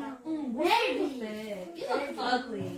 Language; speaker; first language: English; non-native, fluent; Korean